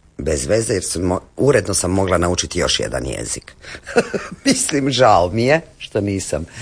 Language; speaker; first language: Croatian; native; Croatian